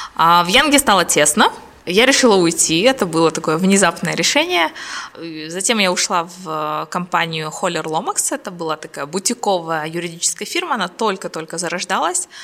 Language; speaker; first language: Russian; native; Russian